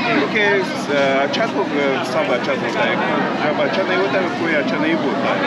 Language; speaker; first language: Hindi; non-native, fluent; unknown